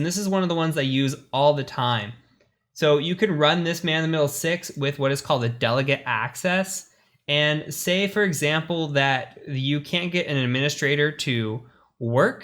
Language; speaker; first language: English; native; English